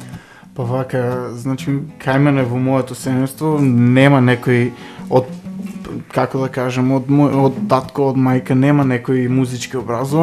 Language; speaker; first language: Macedonian; native; Macedonian